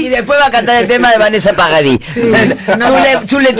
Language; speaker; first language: Spanish; native; Spanish